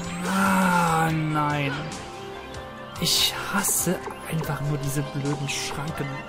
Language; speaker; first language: German; native; German